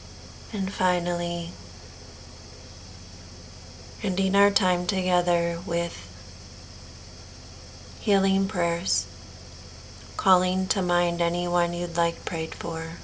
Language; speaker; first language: English; native; English